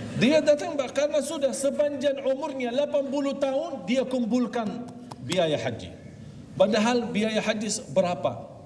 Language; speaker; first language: Malay; non-native, fluent; Arabic